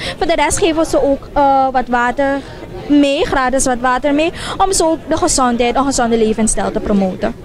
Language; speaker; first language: Dutch; native; Dutch